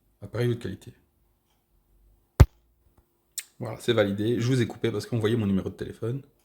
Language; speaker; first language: French; native; French